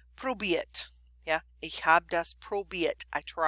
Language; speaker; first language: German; non-native, fluent; English